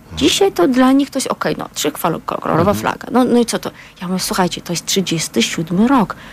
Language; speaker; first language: Polish; non-native, fluent; Azerbaijani